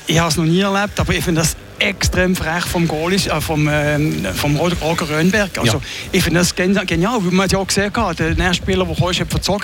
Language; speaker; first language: German; native; German